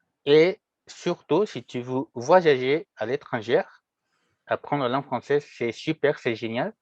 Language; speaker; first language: French; non-native, fluent; Spanish